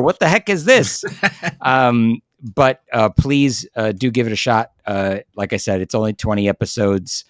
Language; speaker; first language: English; native; English